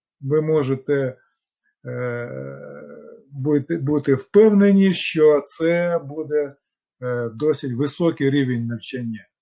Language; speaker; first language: Ukrainian; non-native, local second language; Russian